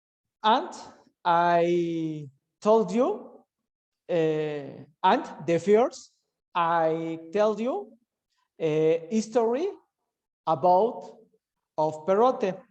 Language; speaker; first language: English; non-native, learner; Spanish